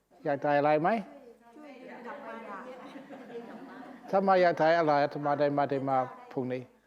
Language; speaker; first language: Thai; non-native, fluent; English